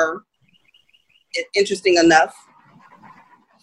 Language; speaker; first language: English; native; English